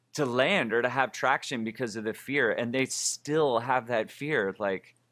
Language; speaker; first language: English; native; English